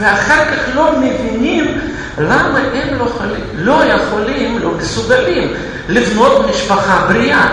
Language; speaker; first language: Hebrew; non-native, fluent; Russian